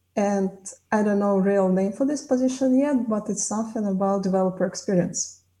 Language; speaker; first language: English; non-native, fluent; Russian